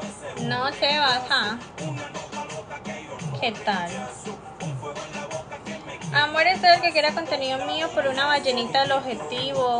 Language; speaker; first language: Spanish; native; Spanish